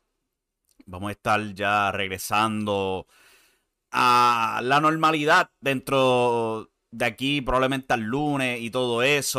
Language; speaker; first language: Spanish; native; Spanish